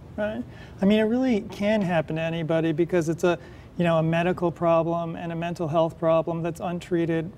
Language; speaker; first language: English; native; English